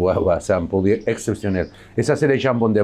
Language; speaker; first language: French; non-native, learner; Basque